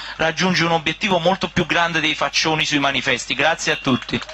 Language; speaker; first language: Italian; native; Italian